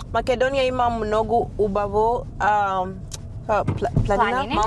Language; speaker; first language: Macedonian; non-native, learner; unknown